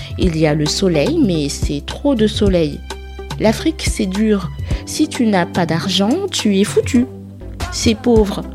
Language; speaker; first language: French; non-native, learner; Soninke